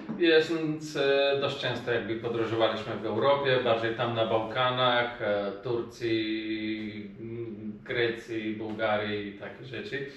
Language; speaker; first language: Polish; non-native, fluent; Macedonian